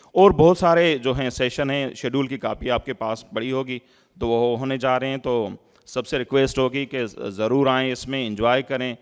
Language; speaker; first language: Urdu; non-native, local second language; Sindhi